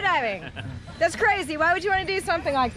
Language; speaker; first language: English; native; English